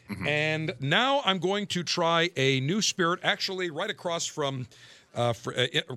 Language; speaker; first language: English; native; English